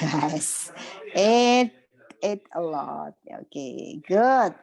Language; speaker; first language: English; non-native, local second language; Indonesian